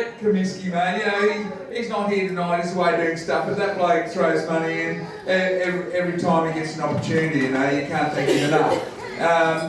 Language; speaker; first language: English; native; English